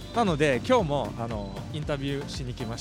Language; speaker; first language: Japanese; non-native, fluent; Vietnamese